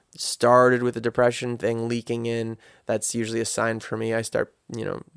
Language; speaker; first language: English; native; English